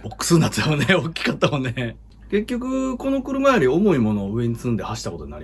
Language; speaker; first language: Japanese; native; Japanese